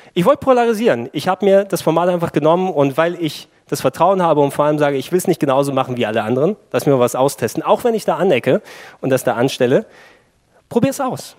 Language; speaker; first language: German; early bilingual, other home language; Greek